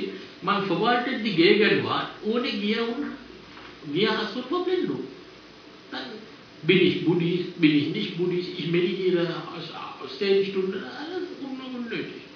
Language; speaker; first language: German; non-native, fluent; Sinhala